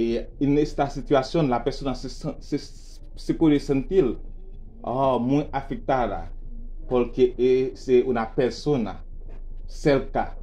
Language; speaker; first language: Spanish; non-native, learner; Haitian Creole